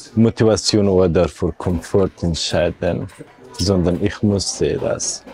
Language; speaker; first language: German; non-native, fluent; Persian